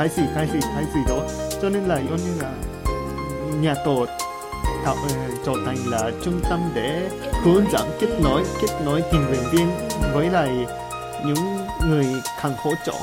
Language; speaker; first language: Vietnamese; non-native, learner; Japanese